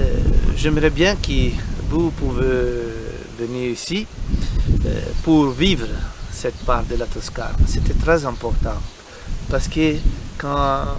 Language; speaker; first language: French; non-native, learner; Italian